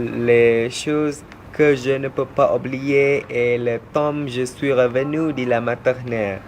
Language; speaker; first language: French; non-native, learner; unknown